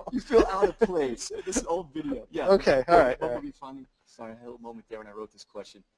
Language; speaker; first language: English; native; English